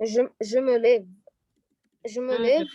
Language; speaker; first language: French; non-native, learner; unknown